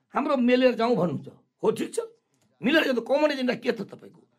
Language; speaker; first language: Nepali; non-native, local second language; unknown